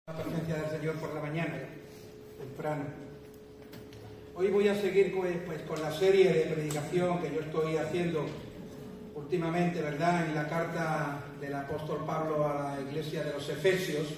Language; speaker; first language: Spanish; native; Spanish